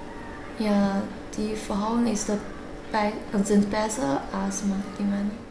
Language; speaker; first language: German; non-native, learner; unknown